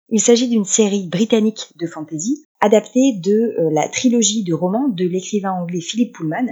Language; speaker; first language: French; native; French